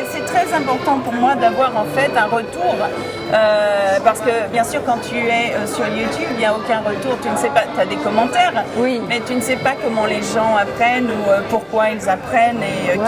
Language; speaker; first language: French; native; French